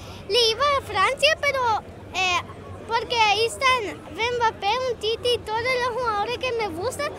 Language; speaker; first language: Spanish; early bilingual, heritage; Spanish